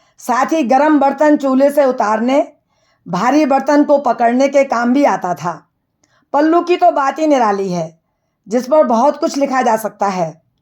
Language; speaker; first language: Hindi; native; Hindi